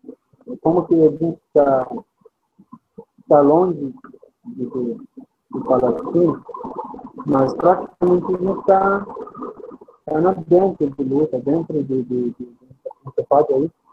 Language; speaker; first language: Portuguese; non-native, fluent; Arabic